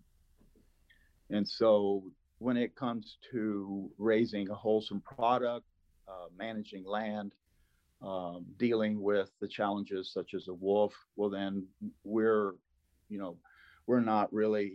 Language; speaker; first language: English; non-native, fluent; Spanish